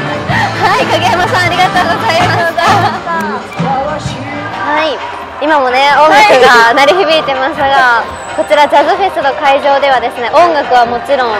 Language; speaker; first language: Japanese; native; Japanese